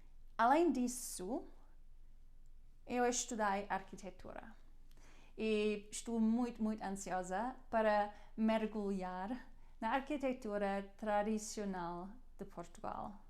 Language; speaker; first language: Portuguese; non-native, learner; German